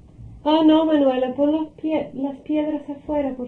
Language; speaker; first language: Spanish; non-native, fluent; English